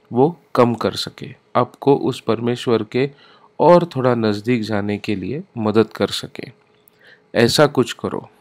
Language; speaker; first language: Hindi; non-native, local second language; Marathi